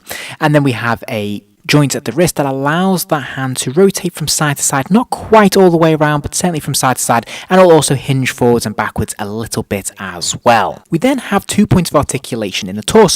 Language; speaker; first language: English; native; English